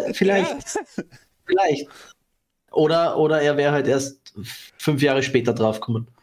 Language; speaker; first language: German; native; German